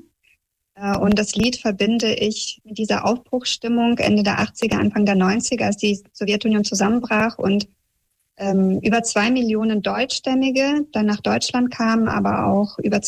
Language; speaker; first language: German; early bilingual, other home language; Russian